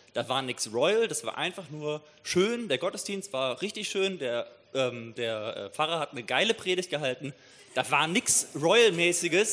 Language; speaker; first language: German; native; German